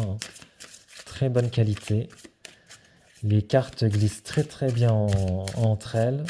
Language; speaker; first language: French; native; French